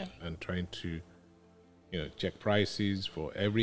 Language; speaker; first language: English; non-native, local second language; Yoruba